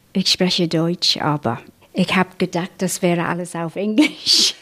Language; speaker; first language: German; non-native, fluent; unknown